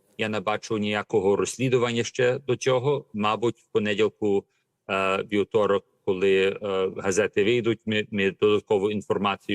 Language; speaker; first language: Ukrainian; early bilingual, heritage; Ukrainian